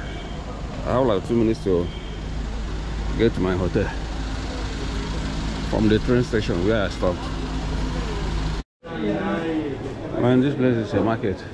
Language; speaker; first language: English; non-native, learner; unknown